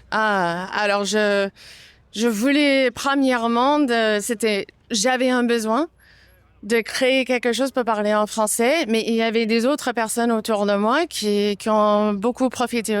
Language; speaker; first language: French; non-native, fluent; English